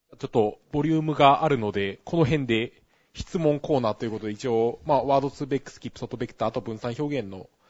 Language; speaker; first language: Japanese; native; Japanese